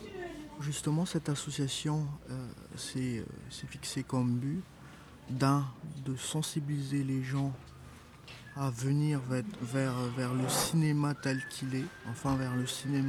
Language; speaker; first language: French; non-native, local second language; Malagasy